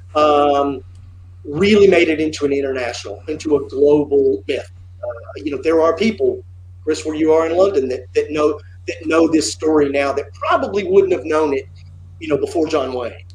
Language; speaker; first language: English; native; English